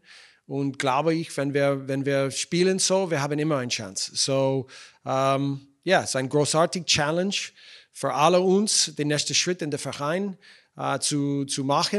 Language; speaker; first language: German; non-native, fluent; English